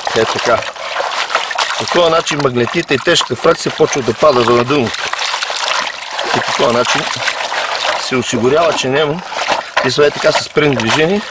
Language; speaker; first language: Bulgarian; native; Bulgarian